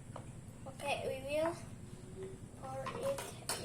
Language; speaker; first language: English; non-native, learner; Indonesian